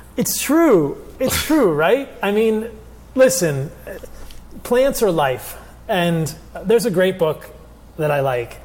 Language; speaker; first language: English; early bilingual, other home language; Italian